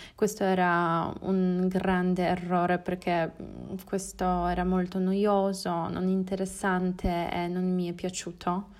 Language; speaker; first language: Italian; non-native, learner; Polish